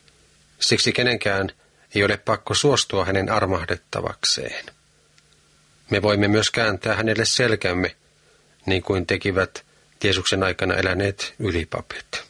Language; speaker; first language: Finnish; native; Finnish